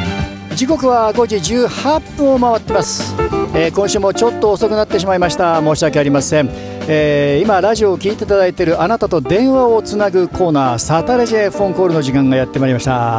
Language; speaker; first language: Japanese; native; Japanese